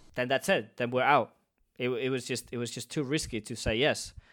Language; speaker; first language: English; non-native, fluent; Spanish